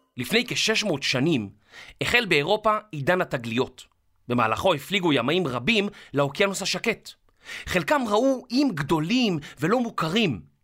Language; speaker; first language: Hebrew; native; Hebrew